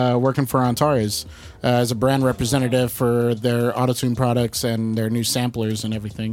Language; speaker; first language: English; early bilingual, other home language; Spanish